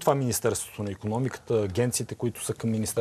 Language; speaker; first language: Bulgarian; native; Bulgarian